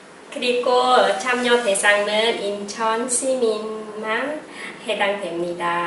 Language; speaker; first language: Korean; non-native, fluent; Khmer